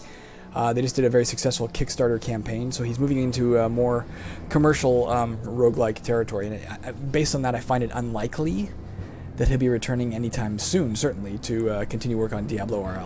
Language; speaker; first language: English; native; English